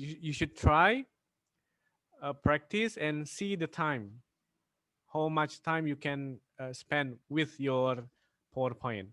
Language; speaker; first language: English; non-native, fluent; Indonesian